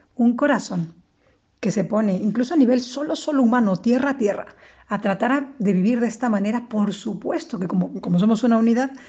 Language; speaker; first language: Spanish; native; Spanish